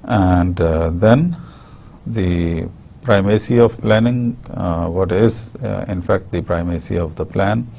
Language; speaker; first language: English; non-native, local second language; Urdu